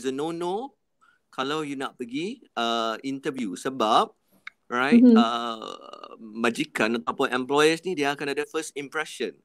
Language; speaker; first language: Malay; native; Malay